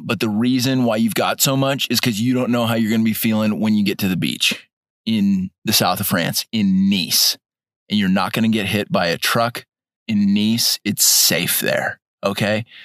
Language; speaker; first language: English; native; English